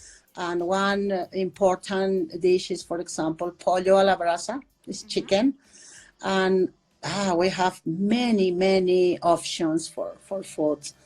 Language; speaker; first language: English; non-native, fluent; Spanish